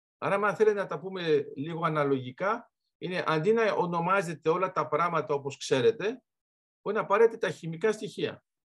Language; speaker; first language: Greek; early bilingual, heritage; Greek